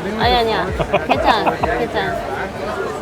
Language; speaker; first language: Korean; non-native, fluent; Dutch